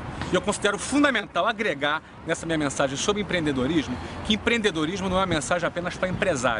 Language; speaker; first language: Portuguese; native; Portuguese